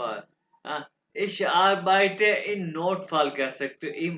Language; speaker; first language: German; non-native, fluent; Urdu